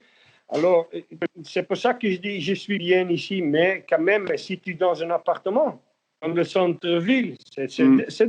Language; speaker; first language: French; non-native, learner; Dutch